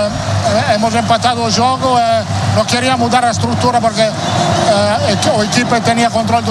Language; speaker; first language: Portuguese; non-native, learner; Italian